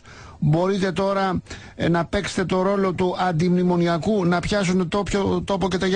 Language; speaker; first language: Greek; native; Greek